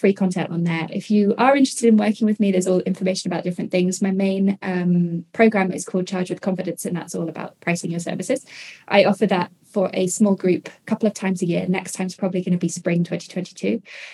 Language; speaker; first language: English; native; English